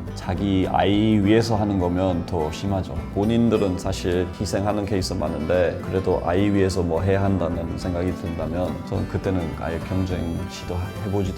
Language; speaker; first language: Korean; non-native, fluent; English